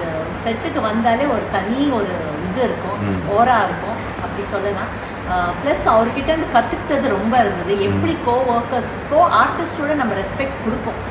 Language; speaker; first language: Tamil; non-native, local second language; Telugu